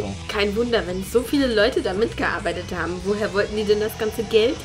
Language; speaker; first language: German; native; German